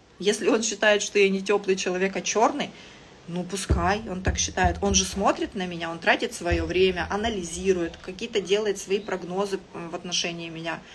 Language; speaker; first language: Russian; native; Russian